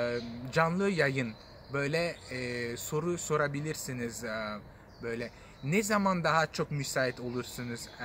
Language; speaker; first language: Turkish; non-native, fluent; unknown